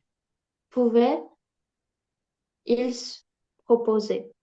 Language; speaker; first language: French; non-native, learner; Ukrainian